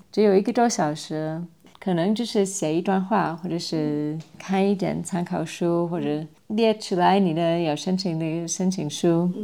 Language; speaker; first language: Chinese; non-native, fluent; English